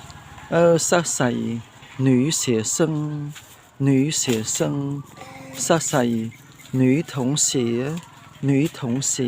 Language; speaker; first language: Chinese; non-native, learner; Khmer